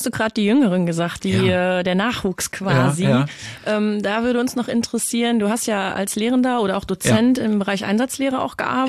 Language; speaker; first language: German; native; German